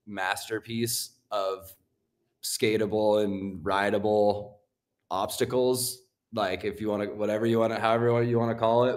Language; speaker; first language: English; native; English